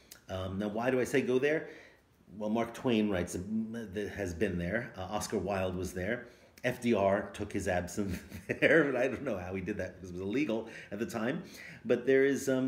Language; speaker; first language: English; native; English